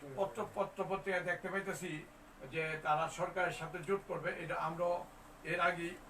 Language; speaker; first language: Bangla; native; Bangla